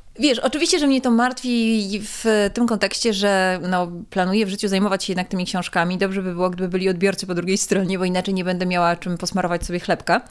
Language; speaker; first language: Polish; native; Polish